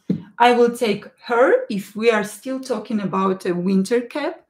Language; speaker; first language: English; non-native, fluent; Russian